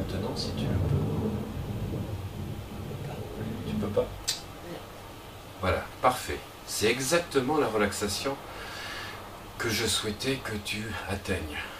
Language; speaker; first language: French; native; French